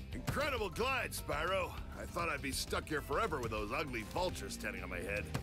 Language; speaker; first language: English; native; English